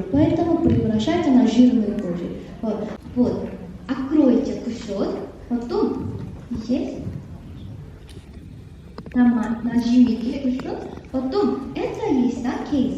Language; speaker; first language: Russian; non-native, fluent; Korean